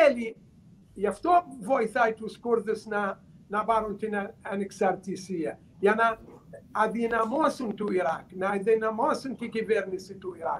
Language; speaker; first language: Greek; non-native, learner; Arabic